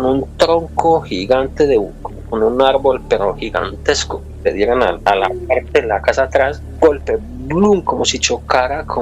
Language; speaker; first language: Spanish; native; Spanish